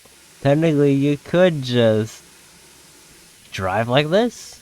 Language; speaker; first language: English; native; English